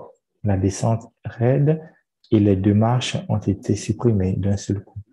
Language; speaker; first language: French; non-native, fluent; Italian